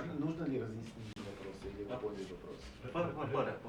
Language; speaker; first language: Russian; non-native, fluent; English